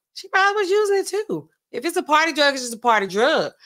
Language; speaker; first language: English; native; English